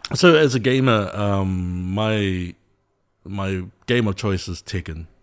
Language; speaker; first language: English; native; English